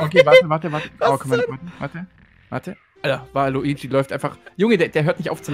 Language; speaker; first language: German; native; German